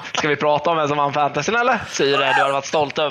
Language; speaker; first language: Swedish; native; Swedish